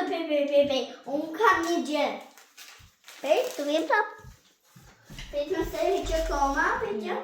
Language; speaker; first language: Albanian; early bilingual, heritage; Albanian